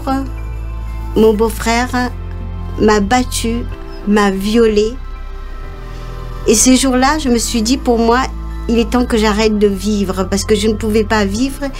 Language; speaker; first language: French; non-native, local second language; Morisyen